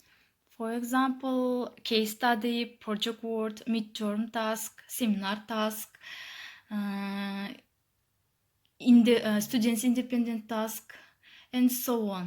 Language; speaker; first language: English; non-native, learner; Kazakh